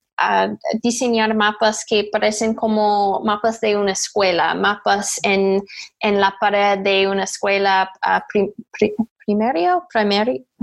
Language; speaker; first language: Spanish; non-native, learner; English